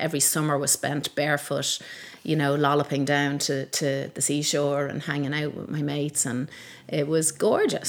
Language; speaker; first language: English; native; English